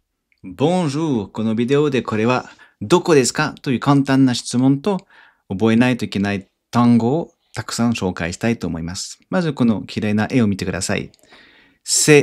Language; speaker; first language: Japanese; non-native, fluent; French